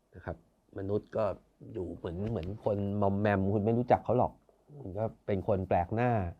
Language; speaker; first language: Thai; native; Thai